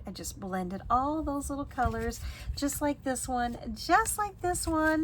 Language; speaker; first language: English; native; English